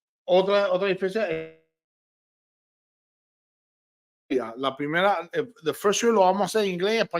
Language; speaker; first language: Spanish; early bilingual, heritage; Spanish